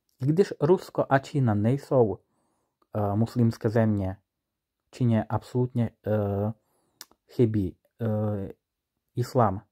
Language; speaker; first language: Czech; non-native, fluent; Ukrainian